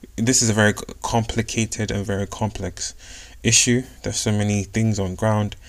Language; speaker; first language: English; non-native, local second language; Yoruba